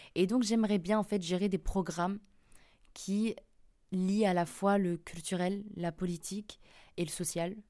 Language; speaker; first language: French; native; French